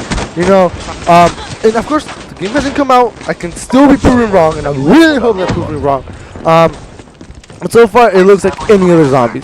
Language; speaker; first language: English; native; English